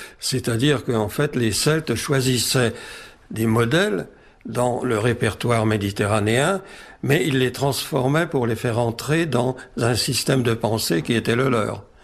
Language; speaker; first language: French; non-native, fluent; Czech